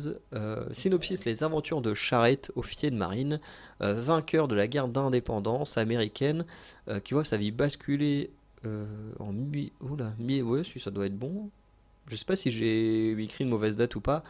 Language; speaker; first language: French; native; French